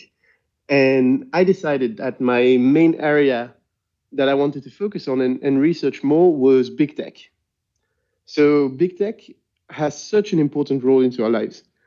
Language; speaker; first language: English; non-native, fluent; French